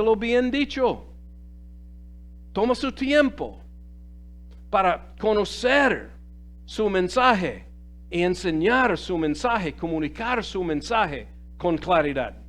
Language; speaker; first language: Spanish; non-native, fluent; English